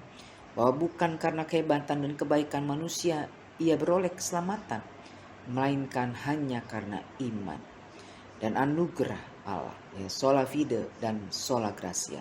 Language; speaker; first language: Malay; non-native, local second language; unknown